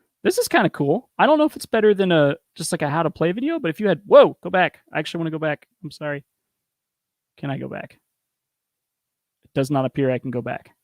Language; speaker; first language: English; native; English